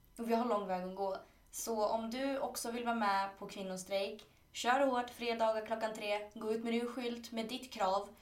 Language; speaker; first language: Swedish; early bilingual, other home language; Spanish